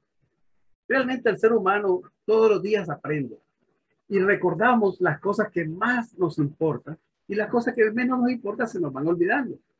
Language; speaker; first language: Spanish; native; Spanish